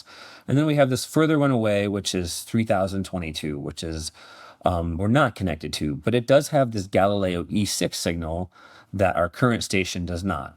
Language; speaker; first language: English; native; English